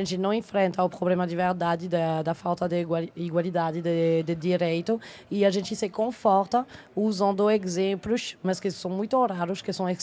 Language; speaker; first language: Portuguese; non-native, fluent; French